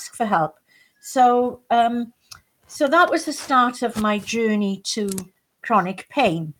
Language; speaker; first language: English; native; English